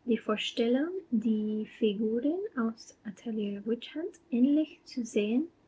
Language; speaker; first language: German; non-native, learner; English